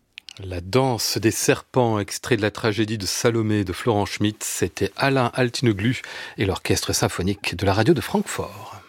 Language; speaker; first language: French; native; French